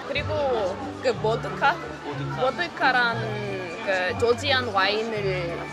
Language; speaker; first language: Korean; non-native, fluent; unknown